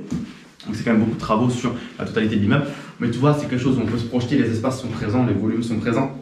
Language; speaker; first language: French; native; French